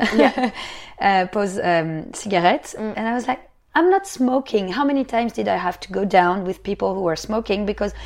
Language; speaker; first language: English; non-native, fluent; French